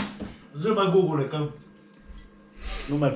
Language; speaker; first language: Romanian; native; Romanian